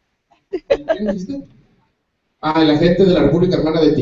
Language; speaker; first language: Spanish; native; Spanish